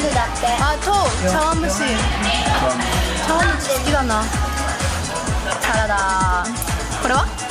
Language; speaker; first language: Japanese; early bilingual, heritage; English